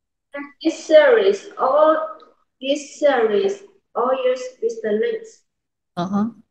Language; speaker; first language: English; non-native, learner; Chinese